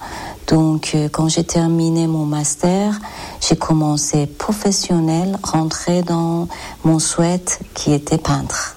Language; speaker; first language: French; non-native, learner; Persian